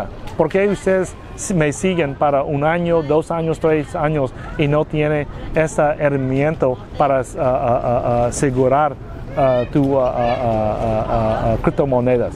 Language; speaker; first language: Spanish; non-native, learner; Vietnamese